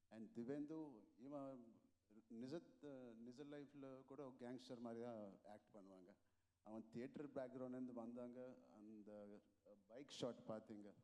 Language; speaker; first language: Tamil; non-native, local second language; Telugu